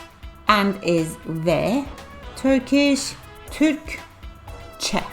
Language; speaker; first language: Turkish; non-native, fluent; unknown